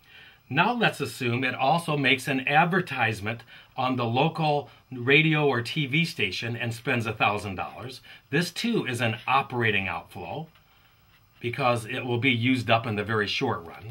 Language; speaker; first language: English; native; English